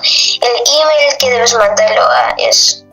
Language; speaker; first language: Spanish; non-native, fluent; English